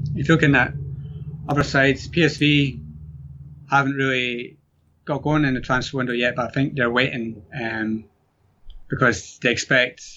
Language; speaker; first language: English; native; English